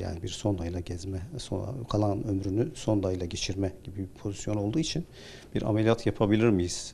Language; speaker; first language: Turkish; native; Turkish